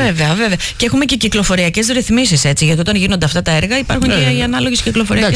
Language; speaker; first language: Greek; native; Greek